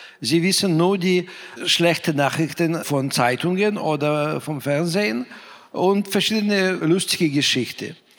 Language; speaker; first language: German; non-native, fluent; Russian